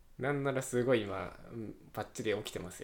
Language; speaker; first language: Japanese; native; Japanese